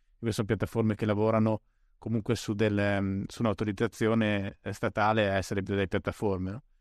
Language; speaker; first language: Italian; native; Italian